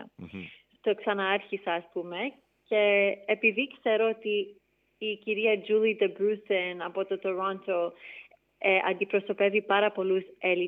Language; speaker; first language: Greek; early bilingual, heritage; Greek